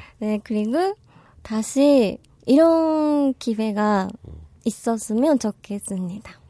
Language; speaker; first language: Korean; non-native, learner; Japanese